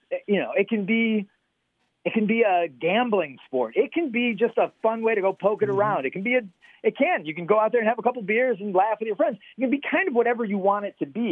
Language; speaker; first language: English; native; English